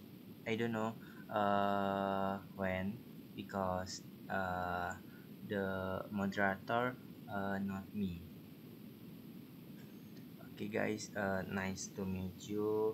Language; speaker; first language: English; non-native, learner; Indonesian